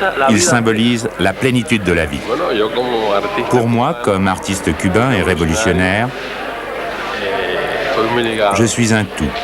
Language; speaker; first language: French; native; French